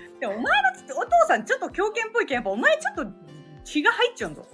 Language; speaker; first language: Japanese; native; Japanese